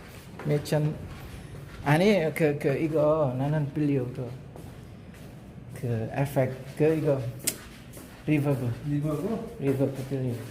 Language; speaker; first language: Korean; non-native, learner; Javanese